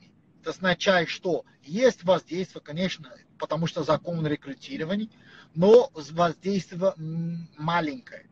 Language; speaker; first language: Russian; non-native, learner; Portuguese